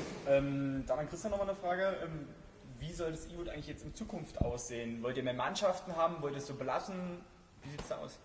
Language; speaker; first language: German; native; German